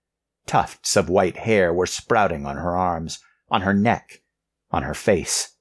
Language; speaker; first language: English; native; English